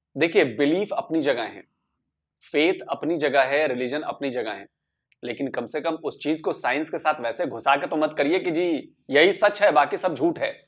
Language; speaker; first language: Hindi; native; Hindi